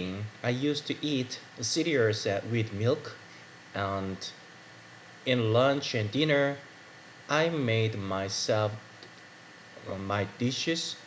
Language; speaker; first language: English; non-native, learner; Korean